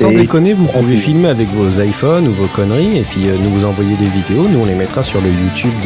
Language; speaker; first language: French; native; French